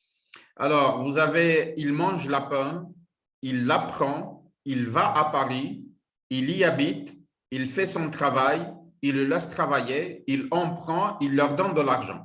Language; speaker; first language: French; non-native, local second language; Arabic